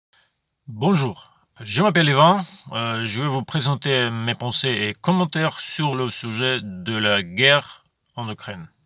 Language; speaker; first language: French; non-native, fluent; Ukrainian